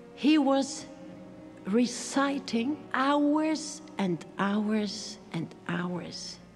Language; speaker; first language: English; non-native, fluent; German